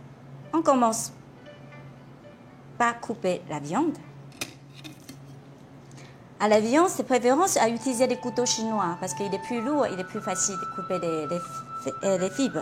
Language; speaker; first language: French; non-native, fluent; Chinese